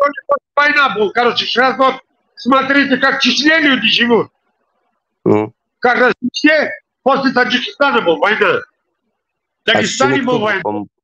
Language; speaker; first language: Russian; non-native, local second language; Tajik